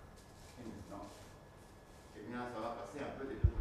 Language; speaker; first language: French; native; French